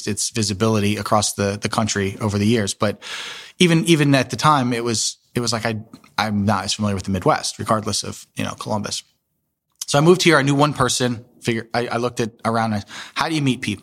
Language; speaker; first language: English; native; English